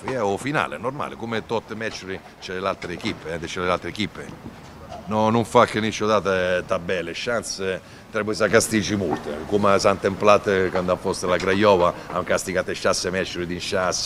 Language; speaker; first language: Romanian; non-native, fluent; Italian